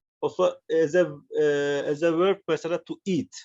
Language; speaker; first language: English; non-native, learner; Turkish